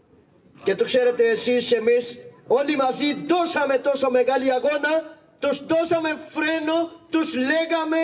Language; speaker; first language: Greek; non-native, learner; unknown